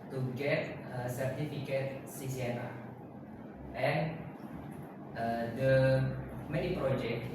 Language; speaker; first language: English; non-native, learner; Indonesian